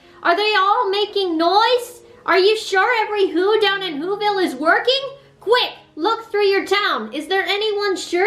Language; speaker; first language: English; native; English